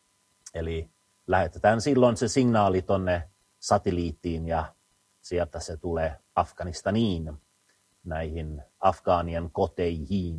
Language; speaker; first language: Finnish; early bilingual, heritage; Finnish